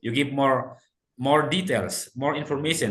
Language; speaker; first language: English; non-native, fluent; Indonesian